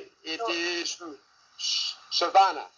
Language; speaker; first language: Dutch; non-native, learner; English